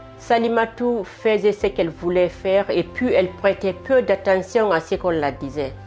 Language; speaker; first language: French; non-native, local second language; Fula